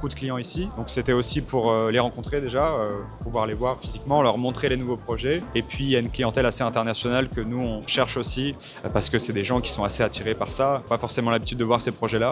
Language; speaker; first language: French; native; French